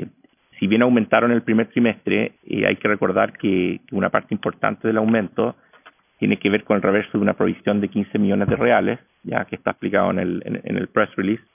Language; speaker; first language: Spanish; native; Spanish